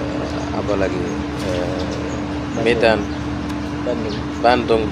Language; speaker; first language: Indonesian; non-native, learner; Arabic